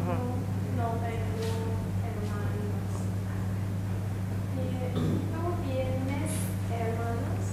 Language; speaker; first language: Spanish; non-native, learner; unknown